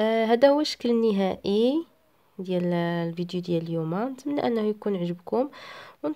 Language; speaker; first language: Arabic; native; Arabic